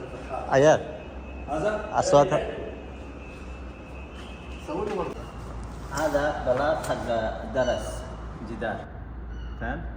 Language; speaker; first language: Arabic; non-native, learner; Bangla